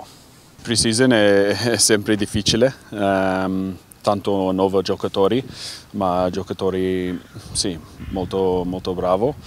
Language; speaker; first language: Italian; non-native, learner; English